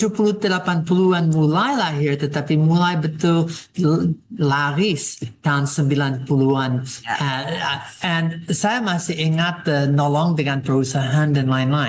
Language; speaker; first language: Indonesian; non-native, fluent; English